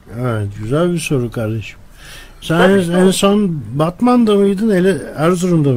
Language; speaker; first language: Turkish; native; Turkish